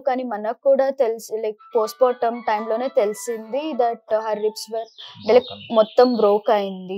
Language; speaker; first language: Telugu; native; Telugu